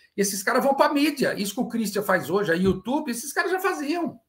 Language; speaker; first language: Portuguese; native; Portuguese